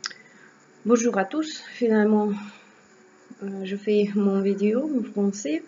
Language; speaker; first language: French; non-native, learner; Russian